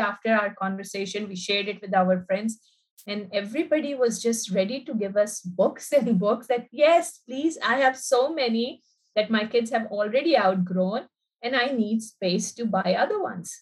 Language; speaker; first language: English; non-native, local second language; Urdu